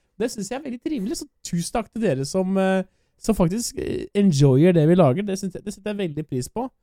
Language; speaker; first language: Norwegian; native; Norwegian